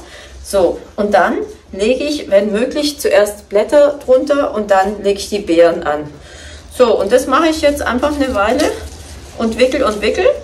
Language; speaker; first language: German; native; German